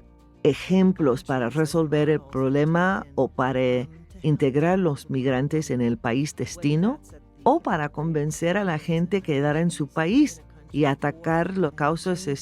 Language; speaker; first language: Spanish; non-native, fluent; English